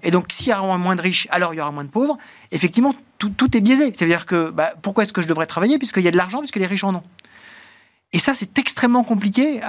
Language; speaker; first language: French; native; French